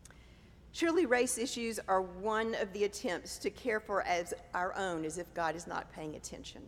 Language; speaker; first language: English; native; English